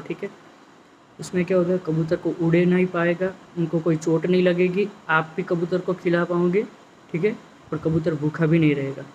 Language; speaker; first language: Hindi; non-native, local second language; Gujarati